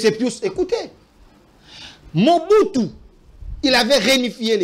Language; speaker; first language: French; non-native, local second language; Lingala